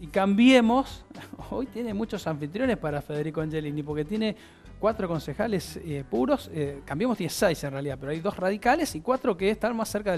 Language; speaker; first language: Spanish; native; Spanish